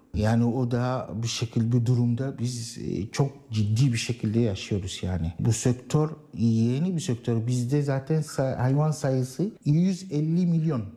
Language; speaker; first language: Turkish; non-native, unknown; Arabic